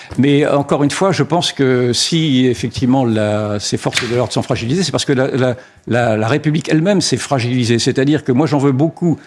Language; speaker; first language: French; native; French